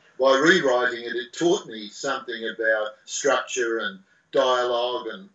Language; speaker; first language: English; native; English